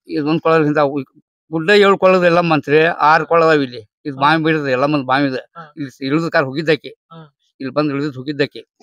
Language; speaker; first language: Kannada; native; Kannada